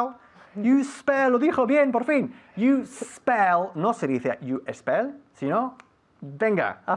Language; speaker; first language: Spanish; non-native, fluent; English